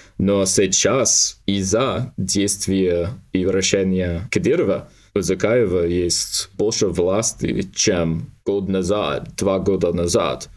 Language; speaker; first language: Russian; non-native, learner; English